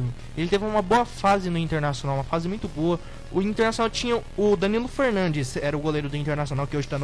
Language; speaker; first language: Portuguese; native; Portuguese